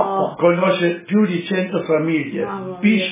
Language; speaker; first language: Italian; non-native, local second language; Slovenian